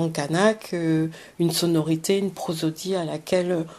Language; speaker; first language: French; early bilingual, other home language; Vietnamese